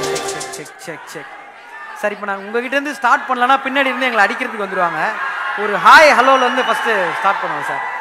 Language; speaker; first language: Tamil; native; Tamil